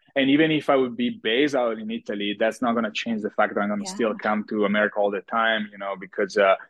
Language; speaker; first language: English; non-native, fluent; Italian